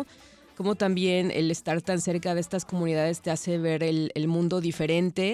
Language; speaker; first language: Spanish; native; Spanish